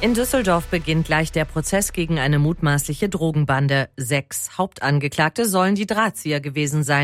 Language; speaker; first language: German; native; German